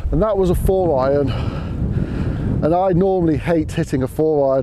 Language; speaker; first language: English; native; English